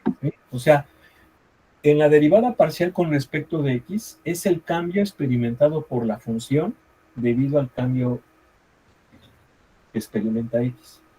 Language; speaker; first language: Spanish; native; Spanish